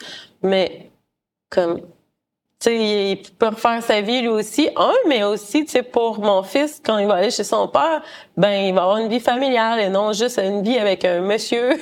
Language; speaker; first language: French; native; French